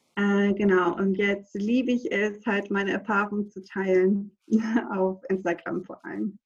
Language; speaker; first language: German; non-native, fluent; Greek